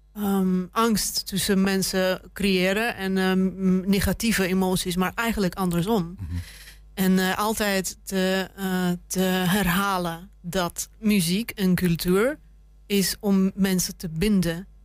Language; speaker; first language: Dutch; non-native, fluent; Russian